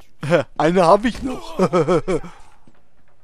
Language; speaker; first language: German; native; German